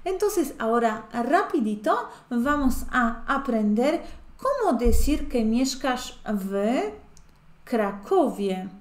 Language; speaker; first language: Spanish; non-native, fluent; Polish